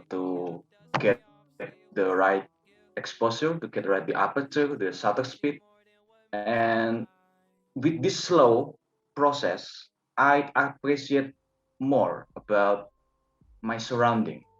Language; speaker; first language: English; non-native, learner; Indonesian